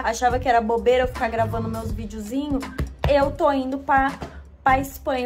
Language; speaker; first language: Portuguese; native; Portuguese